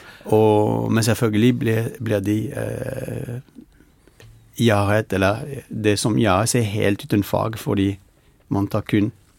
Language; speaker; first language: Norwegian; non-native, fluent; French